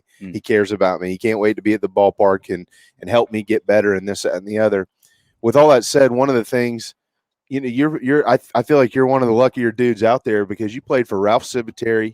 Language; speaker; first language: English; native; English